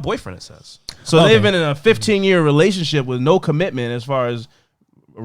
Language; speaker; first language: English; native; English